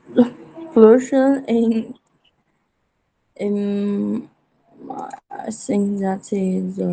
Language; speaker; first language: English; non-native, learner; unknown